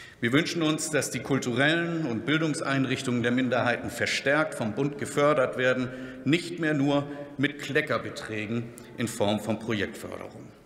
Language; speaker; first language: German; native; German